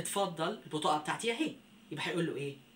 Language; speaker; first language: Arabic; native; Arabic